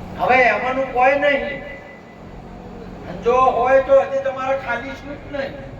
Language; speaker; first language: Gujarati; non-native, local second language; Marwari